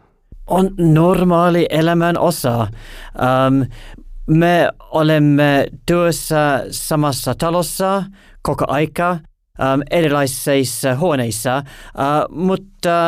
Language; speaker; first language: Finnish; non-native, learner; English